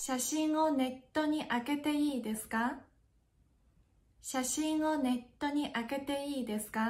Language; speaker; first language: Japanese; non-native, fluent; Chinese